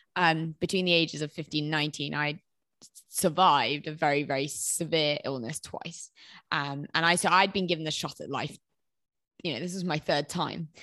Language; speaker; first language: English; native; English